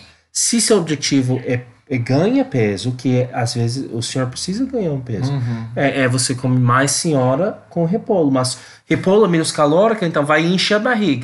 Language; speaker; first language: Portuguese; non-native, learner; English